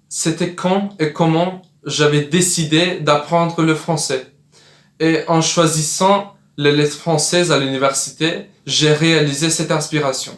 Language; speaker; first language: French; non-native, fluent; Turkish